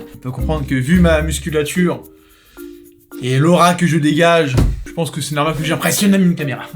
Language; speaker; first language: French; native; French